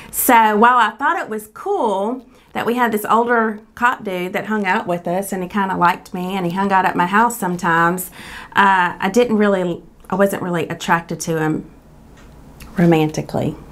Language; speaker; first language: English; native; English